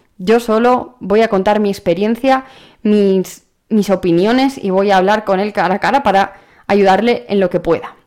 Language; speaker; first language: Spanish; native; Spanish